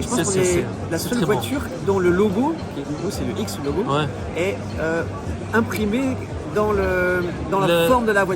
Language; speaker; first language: French; native; French